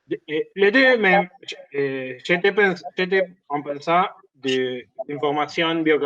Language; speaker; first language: French; non-native, learner; Spanish